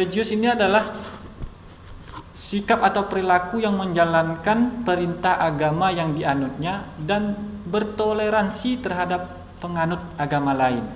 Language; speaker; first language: Indonesian; native; Indonesian